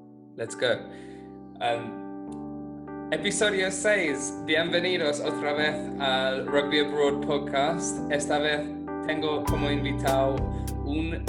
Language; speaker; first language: Spanish; non-native, fluent; English